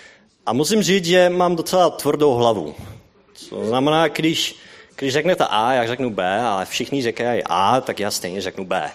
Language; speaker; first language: Czech; non-native, learner; Dutch